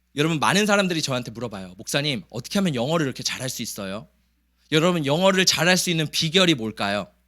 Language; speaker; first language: Korean; early bilingual, heritage; Korean